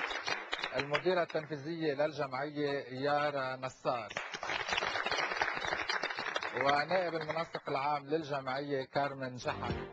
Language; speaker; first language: Arabic; native; Arabic